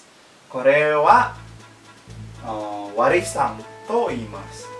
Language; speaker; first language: Japanese; non-native, learner; Indonesian